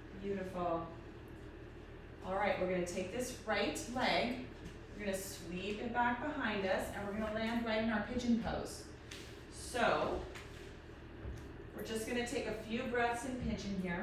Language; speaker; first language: English; native; English